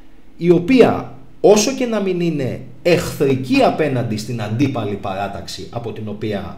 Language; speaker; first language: Greek; native; Greek